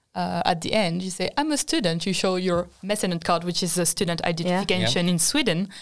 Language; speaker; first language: English; non-native, fluent; French